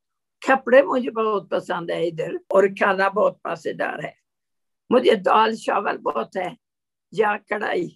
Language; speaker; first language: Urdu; non-native, learner; Swedish